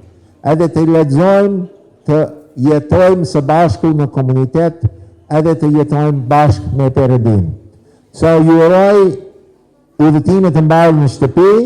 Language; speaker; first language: Albanian; non-native, fluent; English